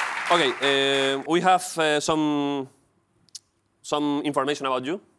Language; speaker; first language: English; non-native, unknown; Spanish